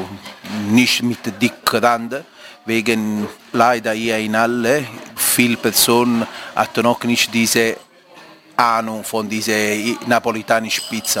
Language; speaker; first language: German; non-native, learner; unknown